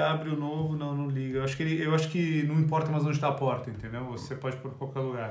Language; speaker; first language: Portuguese; native; Portuguese